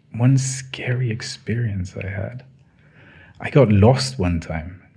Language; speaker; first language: English; non-native, local second language; Tswana